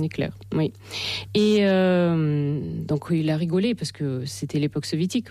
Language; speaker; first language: French; non-native, fluent; Russian